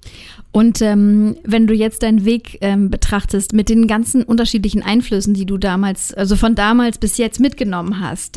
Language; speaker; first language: German; native; German